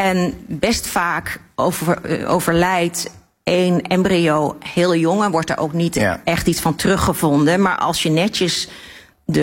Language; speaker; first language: Dutch; native; Dutch